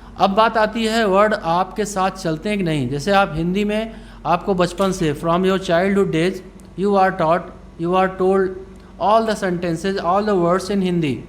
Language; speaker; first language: Hindi; native; Hindi